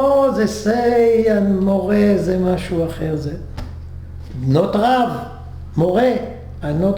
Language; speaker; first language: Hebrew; non-native, fluent; French